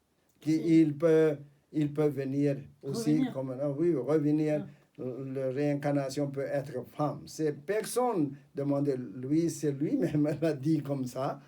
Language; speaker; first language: French; non-native, fluent; Tibetan